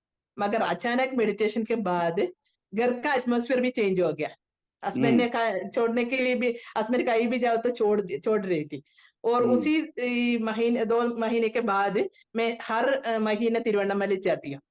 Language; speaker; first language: Hindi; non-native, local second language; Malayalam